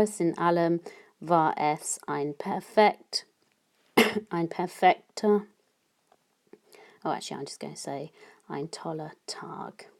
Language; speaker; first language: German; non-native, fluent; English